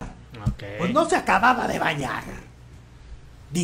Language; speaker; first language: Spanish; native; Spanish